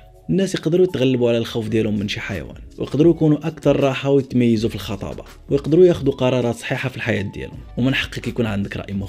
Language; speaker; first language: Arabic; native; Arabic